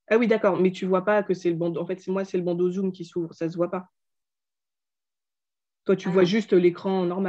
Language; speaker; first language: French; native; French